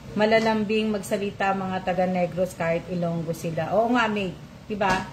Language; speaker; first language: Filipino; non-native, local second language; Cebuano